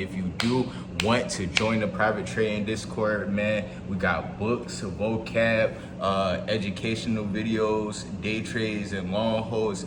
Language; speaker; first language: English; native; English